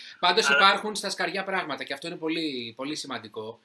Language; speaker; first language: Greek; native; Greek